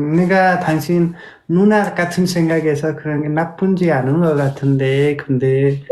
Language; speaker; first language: Korean; non-native, learner; Nepali